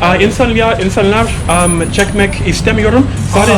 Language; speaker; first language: Turkish; non-native, learner; English